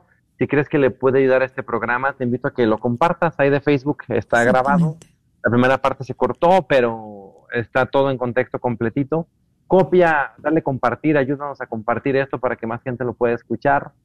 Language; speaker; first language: Spanish; native; Spanish